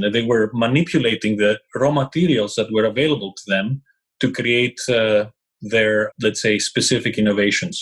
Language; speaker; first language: English; non-native, fluent; Greek